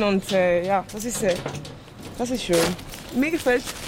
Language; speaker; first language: German; non-native, fluent; Spanish